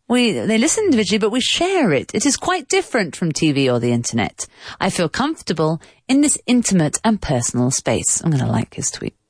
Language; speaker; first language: English; native; English